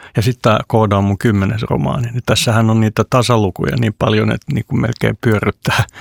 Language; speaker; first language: Finnish; non-native, local second language; Swedish